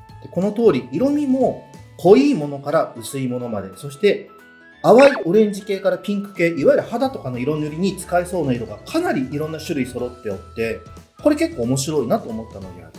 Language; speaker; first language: Japanese; native; Japanese